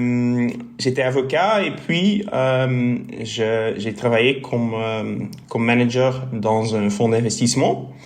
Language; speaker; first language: French; non-native, local second language; Dutch